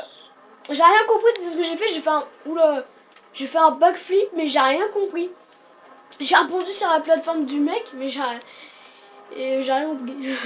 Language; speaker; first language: French; native; French